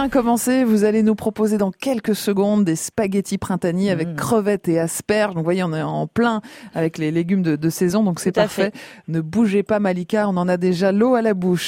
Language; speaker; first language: French; native; French